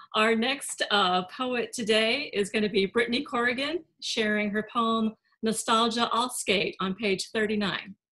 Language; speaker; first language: English; native; English